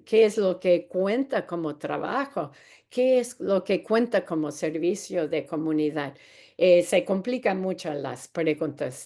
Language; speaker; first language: Spanish; non-native, fluent; English